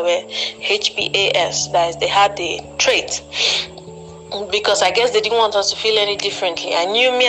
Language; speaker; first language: English; non-native, local second language; Igbo